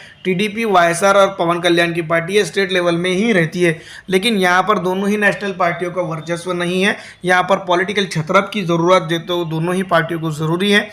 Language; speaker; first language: Hindi; native; Hindi